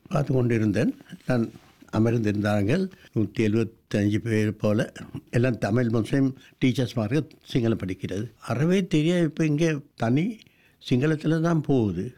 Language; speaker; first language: Tamil; non-native, local second language; Sinhala